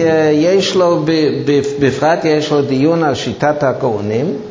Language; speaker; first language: Hebrew; non-native, fluent; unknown